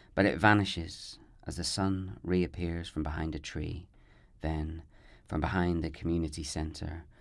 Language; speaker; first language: English; native; English